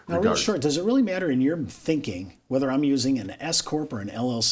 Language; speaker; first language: English; native; English